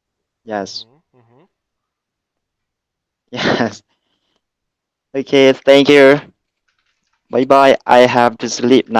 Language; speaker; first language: English; non-native, learner; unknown